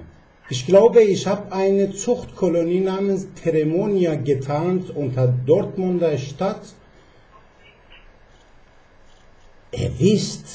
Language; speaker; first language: German; non-native, fluent; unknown